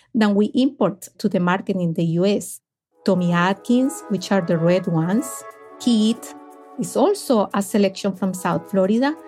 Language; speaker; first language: English; non-native, fluent; Spanish